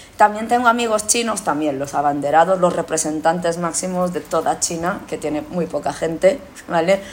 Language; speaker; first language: Spanish; early bilingual, other home language; Korean